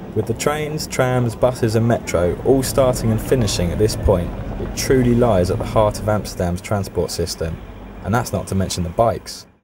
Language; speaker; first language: English; native; English